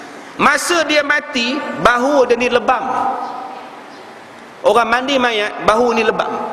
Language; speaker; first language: Malay; native; Malay